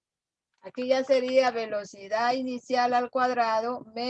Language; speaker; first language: Spanish; native; Spanish